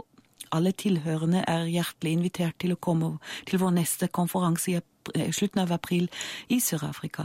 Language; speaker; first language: Norwegian; non-native, fluent; German